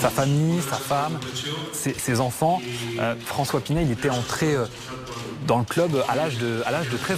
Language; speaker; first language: French; native; French